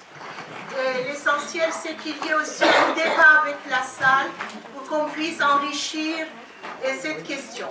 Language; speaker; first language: French; native; French